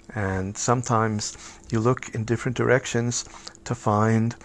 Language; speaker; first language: English; native; English